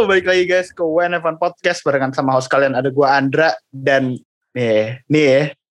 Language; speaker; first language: Indonesian; native; Indonesian